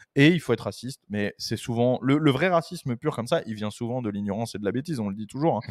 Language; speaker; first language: French; native; French